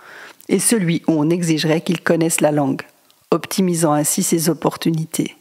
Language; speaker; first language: French; native; French